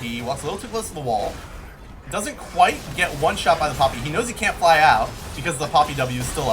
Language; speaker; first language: English; native; English